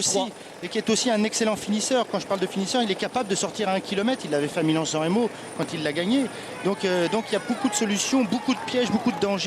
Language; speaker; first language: French; native; French